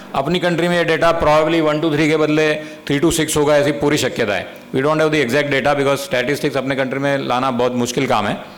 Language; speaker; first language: Hindi; non-native, local second language; Gujarati